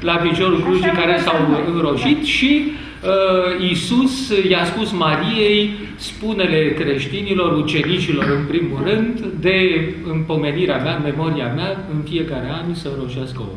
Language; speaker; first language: Romanian; native; Romanian